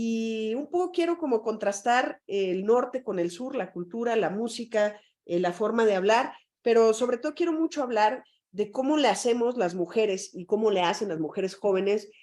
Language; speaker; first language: Spanish; native; Spanish